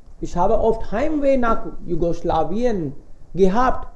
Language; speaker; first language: German; non-native, fluent; Hindi